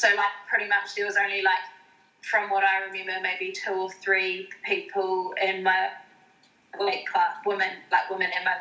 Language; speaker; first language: English; native; English